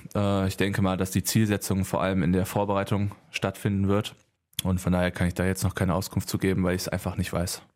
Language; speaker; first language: German; native; German